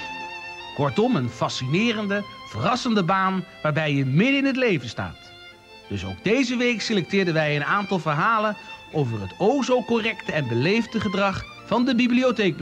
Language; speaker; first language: Dutch; native; Dutch